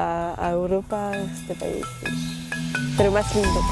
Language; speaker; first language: Spanish; early bilingual, other home language; French